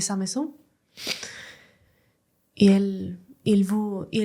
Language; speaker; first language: French; non-native, learner; Spanish